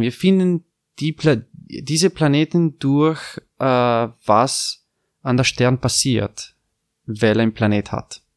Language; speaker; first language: German; non-native, fluent; Italian